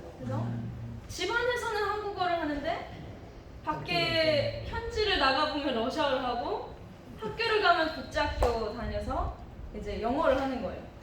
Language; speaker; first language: Korean; early bilingual, heritage; Korean